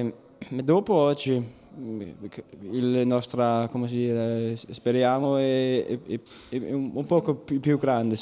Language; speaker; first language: Italian; non-native, learner; Danish